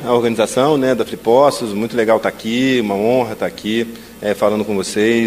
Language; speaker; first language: Portuguese; native; Portuguese